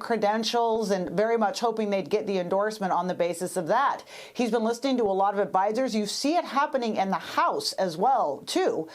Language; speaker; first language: English; native; English